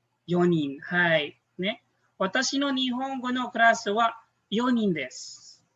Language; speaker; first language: Japanese; non-native, fluent; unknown